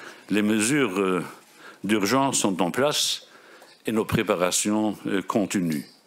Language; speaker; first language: French; non-native, local second language; Luxembourgish